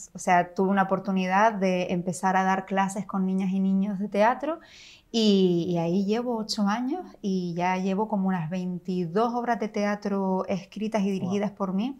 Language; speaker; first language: Spanish; native; Spanish